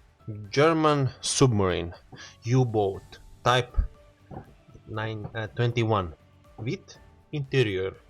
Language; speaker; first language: English; non-native, learner; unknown